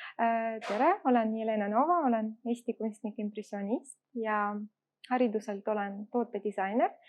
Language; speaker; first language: Estonian; non-native, local second language; Russian